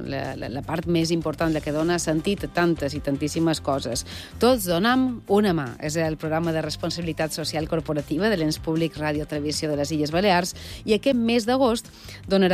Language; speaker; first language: Catalan; native; Catalan